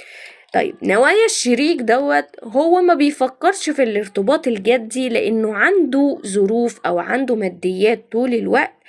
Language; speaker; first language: Arabic; native; Arabic